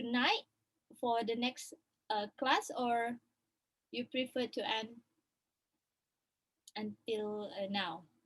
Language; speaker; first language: English; non-native, local second language; Malay